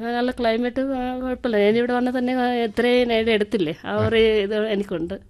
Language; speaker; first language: Malayalam; non-native, local second language; Telugu